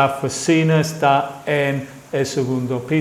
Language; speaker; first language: Spanish; non-native, fluent; English